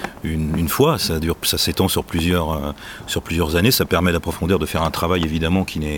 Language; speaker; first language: French; native; French